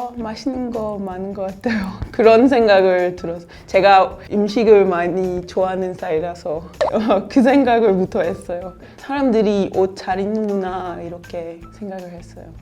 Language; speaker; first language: Korean; non-native, learner; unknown